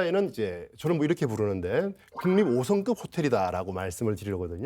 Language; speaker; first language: Korean; native; Korean